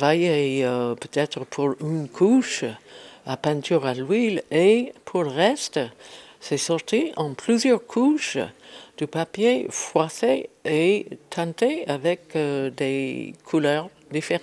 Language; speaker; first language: French; non-native, fluent; English